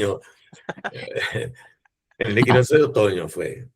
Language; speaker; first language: Spanish; native; Spanish